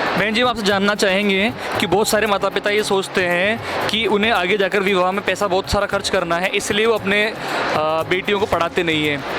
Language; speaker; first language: Hindi; native; Hindi